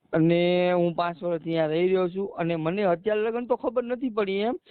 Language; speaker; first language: Gujarati; native; Gujarati